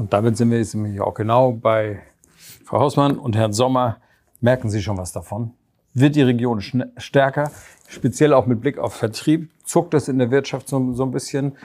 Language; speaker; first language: German; native; German